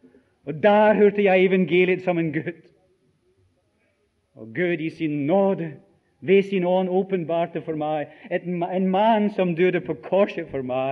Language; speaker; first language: Norwegian; non-native, fluent; English